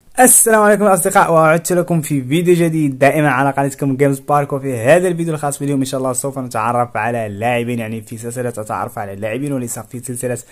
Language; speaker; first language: Arabic; native; Arabic